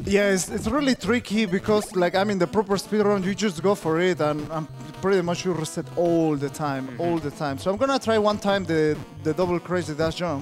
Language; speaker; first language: English; non-native, fluent; Spanish